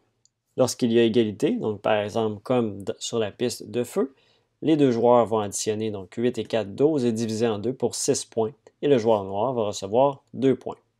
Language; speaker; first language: French; native; French